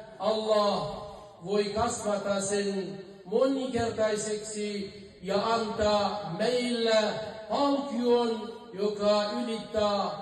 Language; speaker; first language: Finnish; non-native, fluent; Arabic